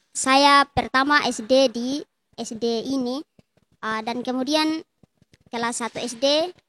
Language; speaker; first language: Indonesian; native; Indonesian